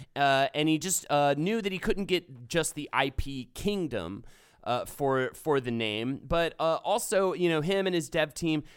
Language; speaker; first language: English; native; English